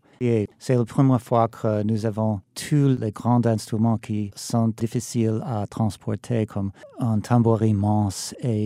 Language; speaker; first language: French; non-native, fluent; English